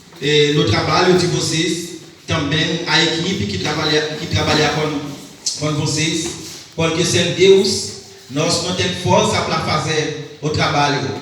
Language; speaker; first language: Portuguese; non-native, learner; Haitian Creole